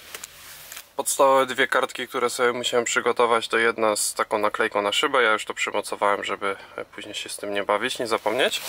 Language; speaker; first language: Polish; native; Polish